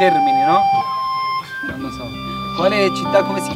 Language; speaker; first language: Italian; non-native, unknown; Arabic